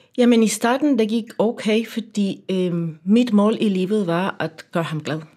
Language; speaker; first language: Danish; non-native, fluent; Spanish